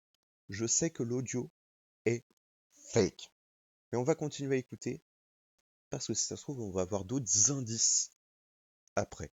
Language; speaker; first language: French; native; French